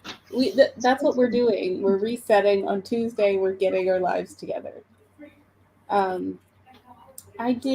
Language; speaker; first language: English; native; English